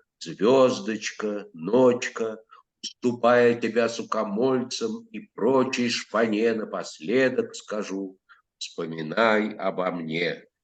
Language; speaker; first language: Russian; native; Russian